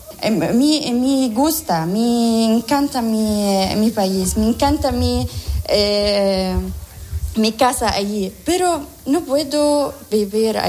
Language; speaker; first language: Spanish; non-native, learner; Arabic